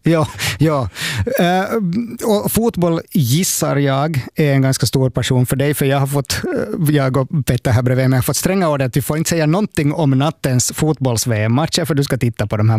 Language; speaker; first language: Swedish; native; Swedish